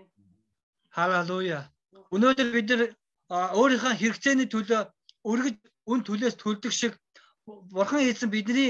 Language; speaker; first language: Mongolian; non-native, fluent; Korean